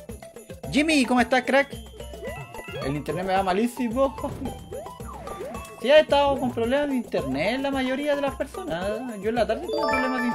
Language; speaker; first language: Spanish; native; Spanish